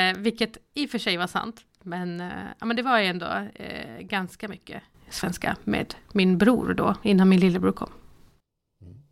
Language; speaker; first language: Swedish; early bilingual, other home language; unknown